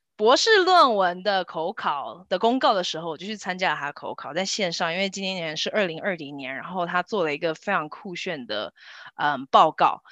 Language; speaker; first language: Chinese; native; Chinese